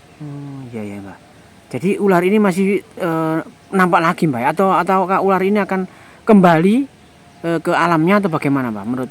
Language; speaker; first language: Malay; non-native, local second language; Javanese